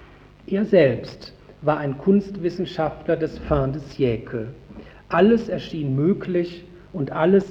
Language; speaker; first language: German; native; German